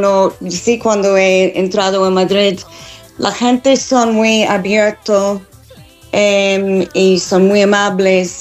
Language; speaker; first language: Spanish; non-native, learner; English